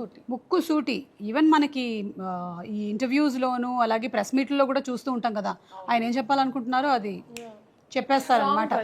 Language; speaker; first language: Telugu; native; Telugu